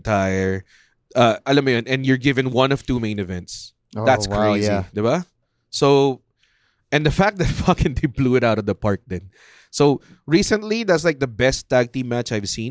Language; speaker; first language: English; non-native, local second language; Filipino